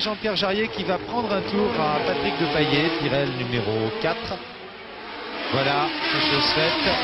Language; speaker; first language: French; native; French